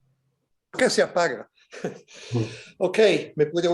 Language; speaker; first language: Spanish; non-native, fluent; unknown